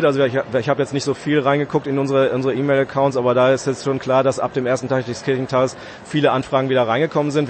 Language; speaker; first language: German; native; German